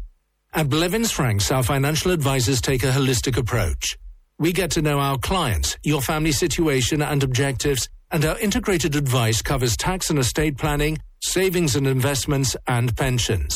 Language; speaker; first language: English; native; English